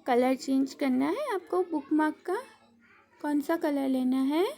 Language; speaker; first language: Hindi; non-native, local second language; Gujarati